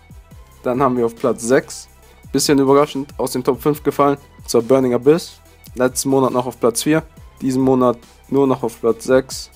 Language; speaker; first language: German; native; German